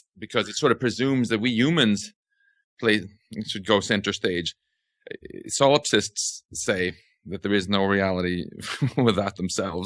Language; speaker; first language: English; non-native, fluent; Swedish